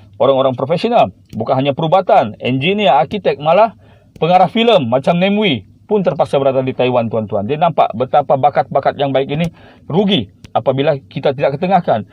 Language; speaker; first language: Malay; native; Malay